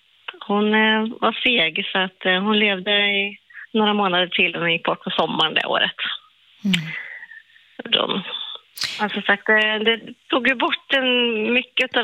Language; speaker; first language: Swedish; native; Swedish